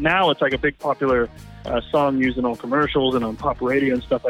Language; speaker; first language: English; native; English